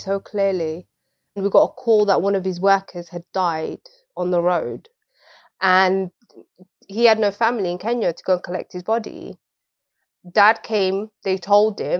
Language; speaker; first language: English; early bilingual, other home language; Swahili